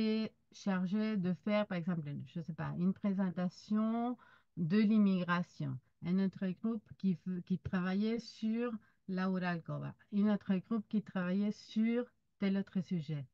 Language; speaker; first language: French; non-native, fluent; Spanish